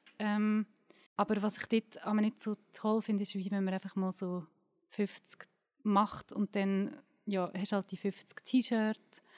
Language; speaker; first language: German; native; German